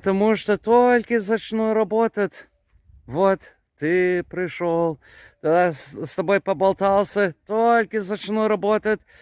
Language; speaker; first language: Russian; non-native, learner; English